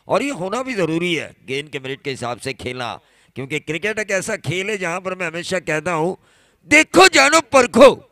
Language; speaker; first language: Hindi; non-native, local second language; Marathi